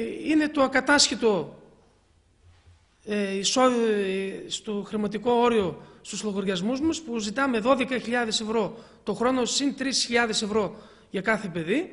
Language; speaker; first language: Greek; native; Greek